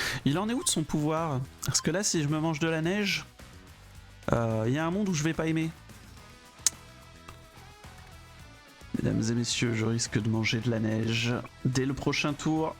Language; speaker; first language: French; native; French